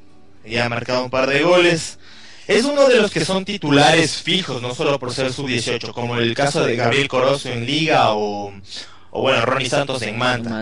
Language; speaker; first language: Spanish; native; Spanish